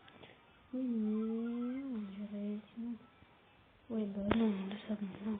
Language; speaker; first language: French; native; French